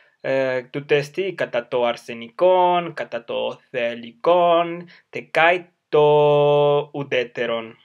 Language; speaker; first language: Greek; non-native, fluent; Spanish